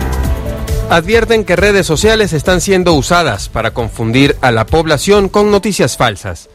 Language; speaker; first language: Spanish; native; Spanish